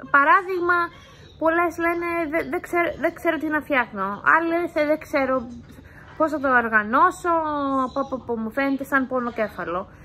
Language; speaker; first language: Greek; early bilingual, heritage; English